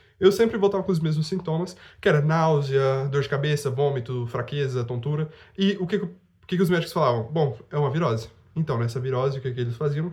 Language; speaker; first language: Portuguese; native; Portuguese